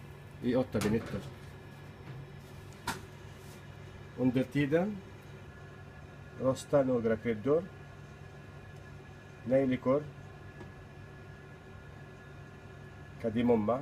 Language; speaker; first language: Swedish; non-native, learner; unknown